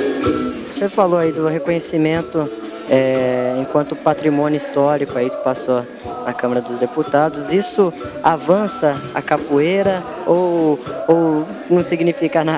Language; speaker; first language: Portuguese; native; Portuguese